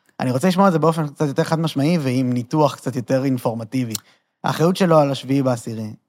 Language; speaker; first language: Hebrew; native; Hebrew